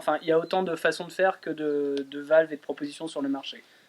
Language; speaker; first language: French; native; French